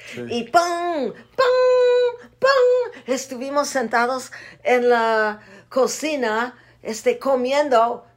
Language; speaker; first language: Spanish; non-native, fluent; English